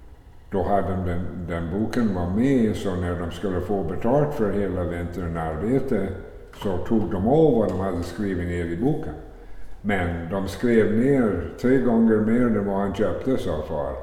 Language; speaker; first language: Swedish; early bilingual, heritage; Swedish